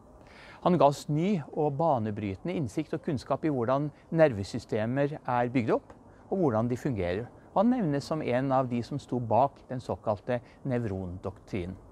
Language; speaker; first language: Norwegian; native; Norwegian